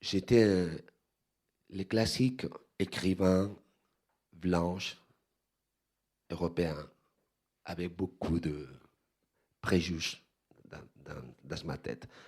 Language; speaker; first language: French; non-native, fluent; Spanish